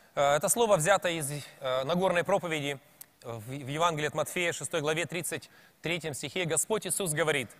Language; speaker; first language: Russian; native; Russian